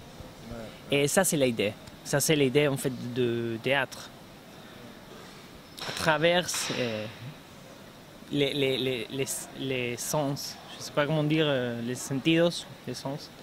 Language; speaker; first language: French; non-native, learner; Spanish